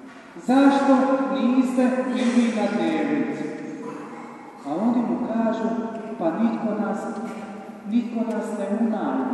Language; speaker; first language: Serbian; native; Serbian